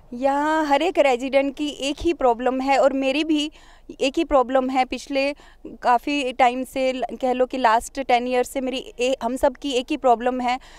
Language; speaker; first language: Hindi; non-native, local second language; Punjabi